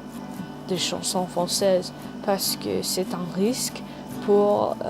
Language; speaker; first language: French; non-native, learner; English